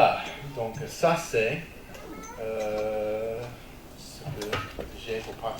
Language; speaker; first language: French; non-native, learner; English